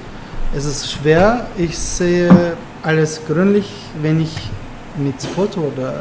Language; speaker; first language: German; non-native, learner; Turkish